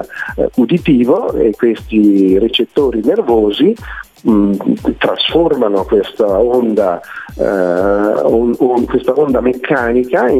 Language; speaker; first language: Italian; native; Italian